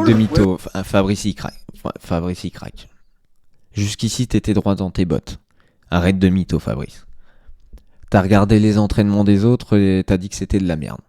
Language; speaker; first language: French; native; French